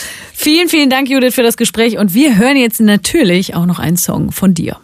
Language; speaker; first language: German; native; German